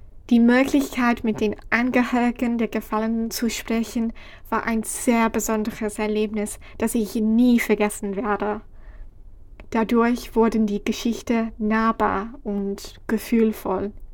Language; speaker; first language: German; non-native, fluent; English